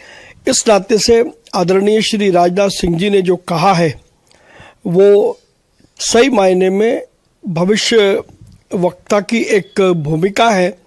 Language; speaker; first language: Hindi; native; Hindi